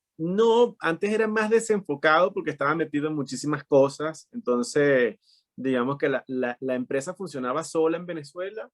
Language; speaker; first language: Spanish; native; Spanish